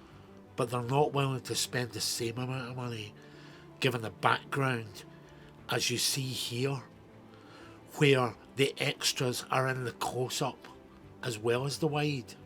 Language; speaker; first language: English; native; English